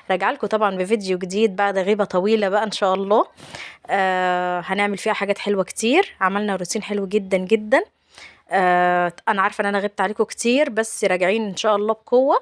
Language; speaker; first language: Arabic; native; Arabic